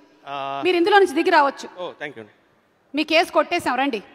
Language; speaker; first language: Telugu; native; Telugu